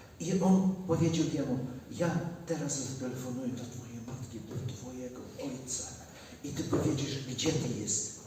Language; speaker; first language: Polish; non-native, learner; Ukrainian